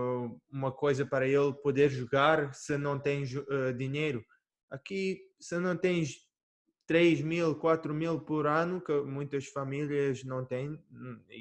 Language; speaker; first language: Portuguese; early bilingual, heritage; Portuguese